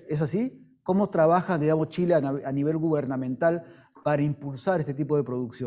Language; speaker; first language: Spanish; native; Spanish